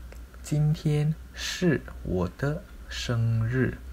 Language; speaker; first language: Chinese; non-native, local second language; Malay